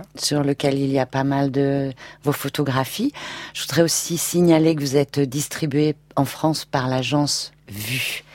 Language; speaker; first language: French; native; French